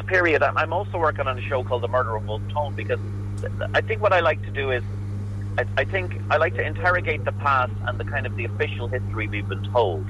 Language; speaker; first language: English; native; English